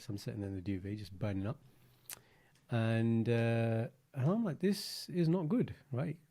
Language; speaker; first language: English; early bilingual, other home language; Punjabi